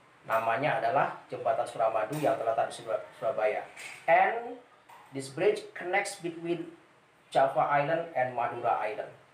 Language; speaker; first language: English; non-native, fluent; Indonesian